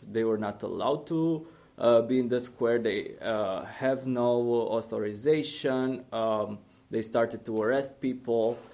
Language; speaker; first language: English; non-native, fluent; Romanian